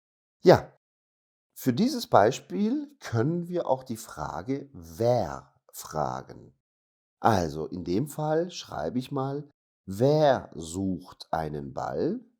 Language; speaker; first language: German; non-native, fluent; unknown